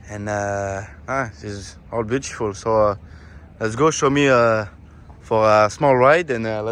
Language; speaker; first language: English; non-native, learner; French